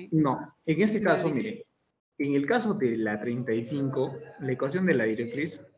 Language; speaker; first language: Spanish; native; Spanish